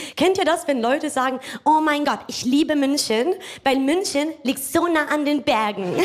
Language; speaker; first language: German; non-native, fluent; Italian